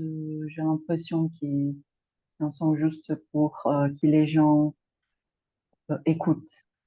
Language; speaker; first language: French; non-native, fluent; Portuguese